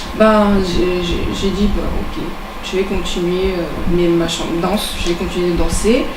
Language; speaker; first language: French; native; French